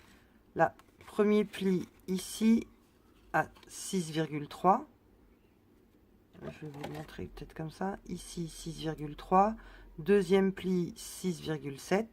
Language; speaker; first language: French; native; French